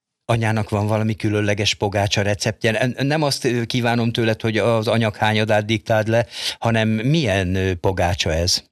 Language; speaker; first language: Hungarian; native; Hungarian